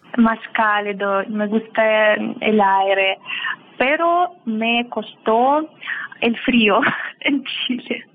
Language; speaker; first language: Spanish; non-native, learner; Russian